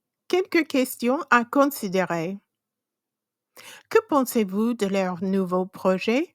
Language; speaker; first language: French; non-native, fluent; English